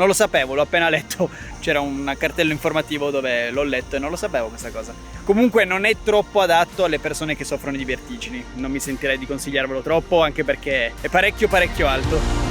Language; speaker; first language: Italian; native; Italian